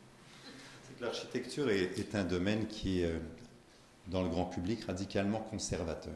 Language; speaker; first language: French; native; French